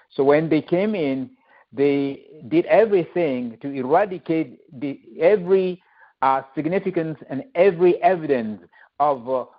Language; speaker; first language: English; non-native, fluent; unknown